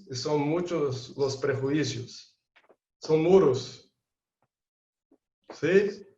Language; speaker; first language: Spanish; non-native, fluent; Portuguese